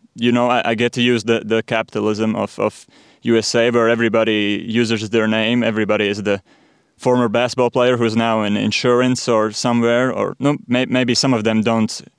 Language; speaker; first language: English; non-native, fluent; Latvian